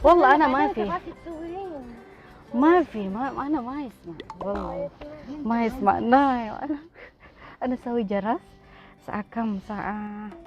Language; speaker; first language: Arabic; non-native, learner; Indonesian